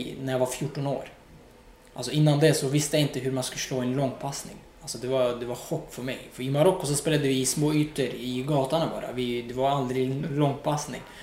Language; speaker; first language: Swedish; non-native, fluent; Riffian